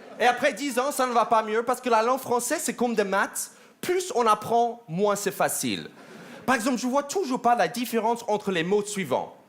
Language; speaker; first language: French; non-native, fluent; English